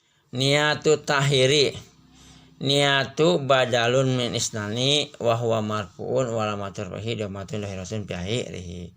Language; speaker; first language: Arabic; non-native, fluent; Sundanese